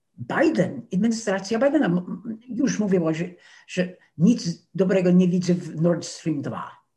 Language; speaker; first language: Polish; non-native, fluent; English